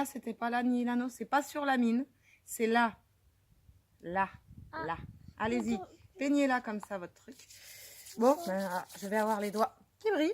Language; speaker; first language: French; native; French